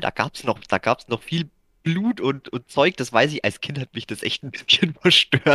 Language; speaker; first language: German; native; German